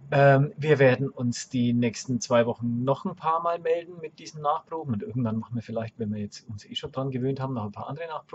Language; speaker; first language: German; native; German